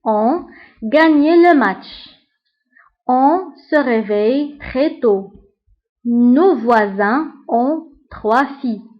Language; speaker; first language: French; non-native, local second language; Arabic